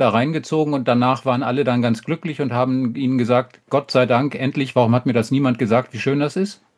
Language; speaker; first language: German; native; German